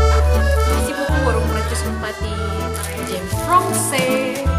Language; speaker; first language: French; non-native, learner; Indonesian